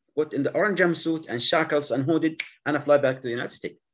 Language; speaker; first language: English; non-native, fluent; Arabic